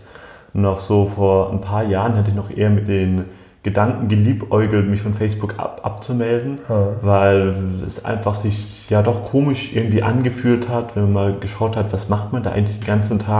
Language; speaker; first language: German; native; German